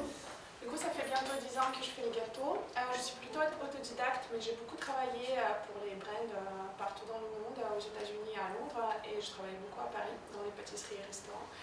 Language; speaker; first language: French; non-native, fluent; Russian